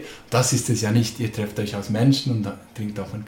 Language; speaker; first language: German; native; German